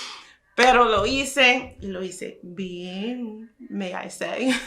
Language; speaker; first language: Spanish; non-native, fluent; English